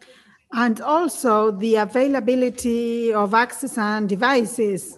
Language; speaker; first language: English; non-native, fluent; Spanish